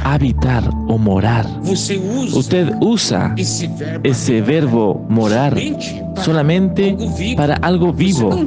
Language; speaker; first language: Spanish; non-native, fluent; Portuguese